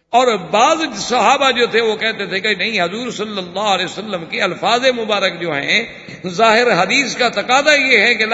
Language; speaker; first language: Urdu; native; Urdu